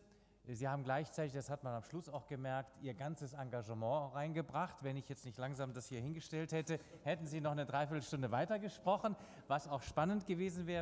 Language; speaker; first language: German; native; German